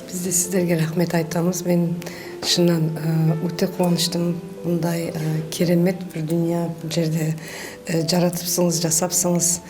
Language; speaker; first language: Kazakh; early bilingual, heritage; Kazakh